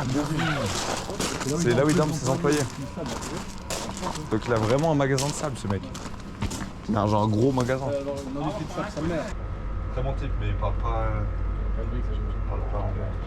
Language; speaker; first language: French; native; French